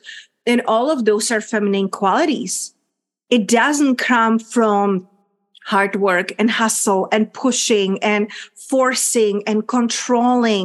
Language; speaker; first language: English; non-native, fluent; Czech